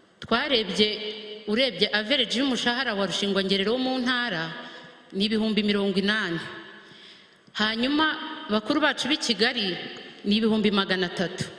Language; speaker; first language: Kinyarwanda; native; Kinyarwanda